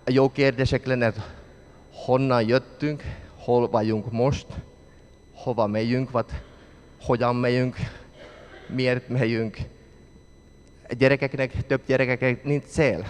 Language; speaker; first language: Hungarian; non-native, learner; Finnish